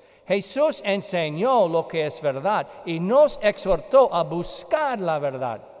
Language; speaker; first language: Spanish; non-native, fluent; English